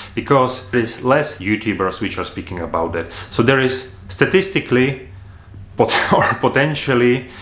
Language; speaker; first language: English; non-native, fluent; Slovak